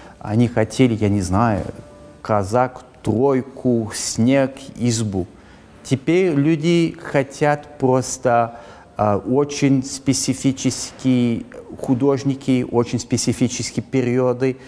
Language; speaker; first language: Russian; early bilingual, heritage; Russian